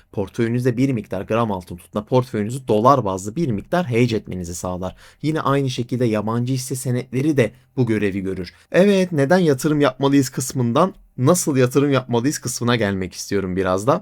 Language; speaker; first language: Turkish; native; Turkish